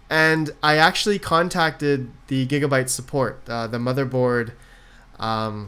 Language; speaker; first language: English; native; English